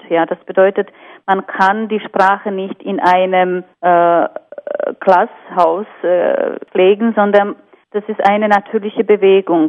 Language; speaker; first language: German; non-native, fluent; Slovak